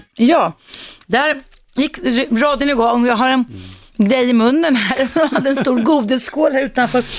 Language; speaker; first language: Swedish; native; Swedish